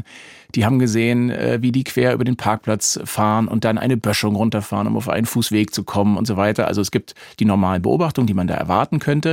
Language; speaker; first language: German; native; German